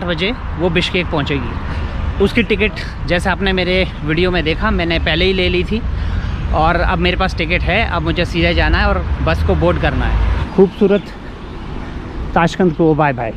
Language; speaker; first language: Hindi; native; Hindi